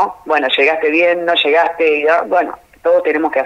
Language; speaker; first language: Spanish; native; Spanish